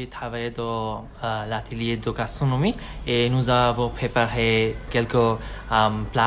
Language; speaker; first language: French; non-native, learner; Bangla